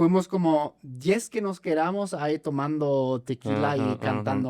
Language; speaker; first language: Spanish; non-native, fluent; German